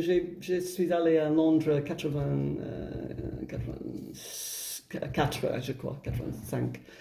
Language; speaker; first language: French; non-native, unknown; English